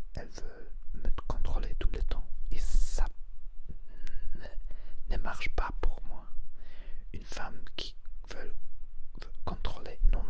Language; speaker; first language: French; non-native, learner; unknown